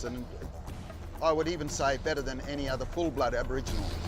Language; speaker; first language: English; native; English